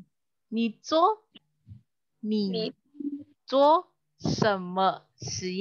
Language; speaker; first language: Chinese; non-native, fluent; Indonesian